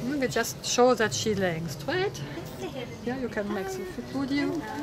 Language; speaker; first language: English; non-native, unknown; German